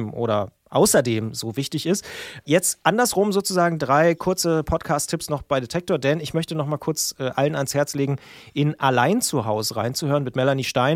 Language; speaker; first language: German; native; German